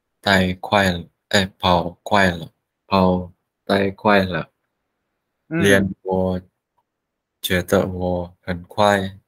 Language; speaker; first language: Chinese; non-native, learner; Vietnamese